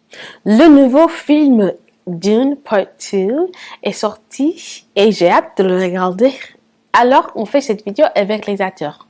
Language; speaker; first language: French; non-native, fluent; English